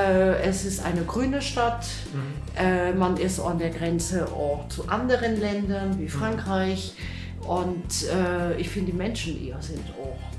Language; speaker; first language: German; non-native, fluent; French